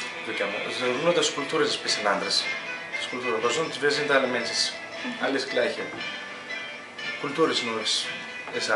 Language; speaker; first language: German; non-native, learner; Greek